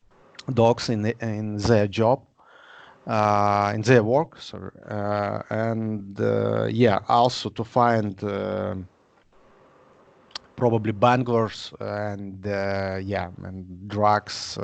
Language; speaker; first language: English; non-native, learner; Russian